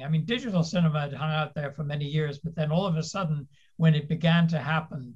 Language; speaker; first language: English; native; English